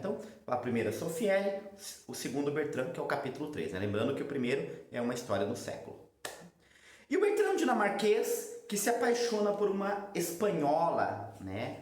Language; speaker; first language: Portuguese; native; Portuguese